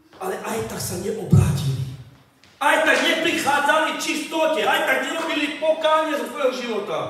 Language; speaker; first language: Slovak; non-native, local second language; Romany